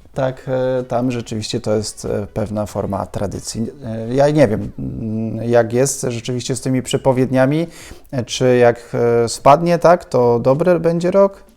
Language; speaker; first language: Polish; native; Polish